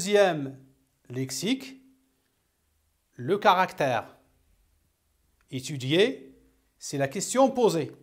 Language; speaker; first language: French; non-native, local second language; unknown